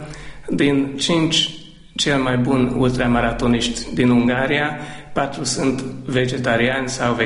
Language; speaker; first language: Romanian; non-native, local second language; Hungarian